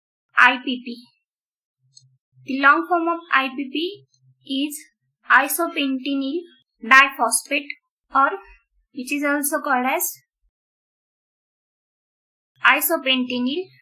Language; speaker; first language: English; non-native, local second language; Marathi